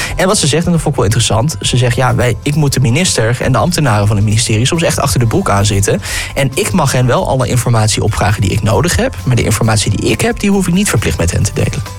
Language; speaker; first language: Dutch; native; Dutch